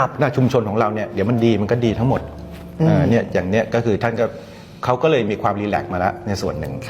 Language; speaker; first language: Thai; native; Thai